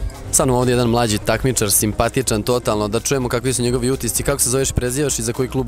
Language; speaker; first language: Serbian; native; Serbian